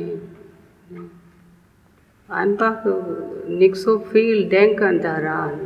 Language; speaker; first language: German; non-native, learner; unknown